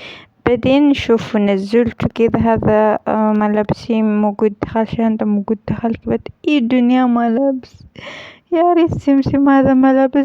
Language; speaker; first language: Arabic; non-native, learner; Amharic